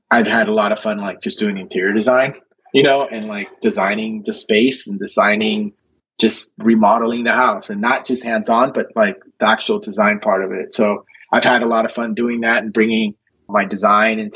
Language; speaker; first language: English; early bilingual, other home language; Spanish